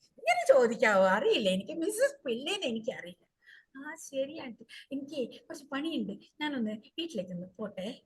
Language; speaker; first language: Malayalam; early bilingual, heritage; Malayalam